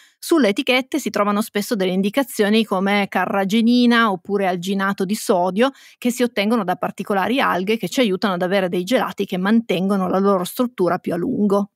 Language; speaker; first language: Italian; native; Italian